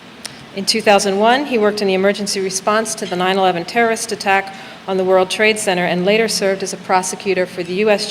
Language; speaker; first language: English; native; English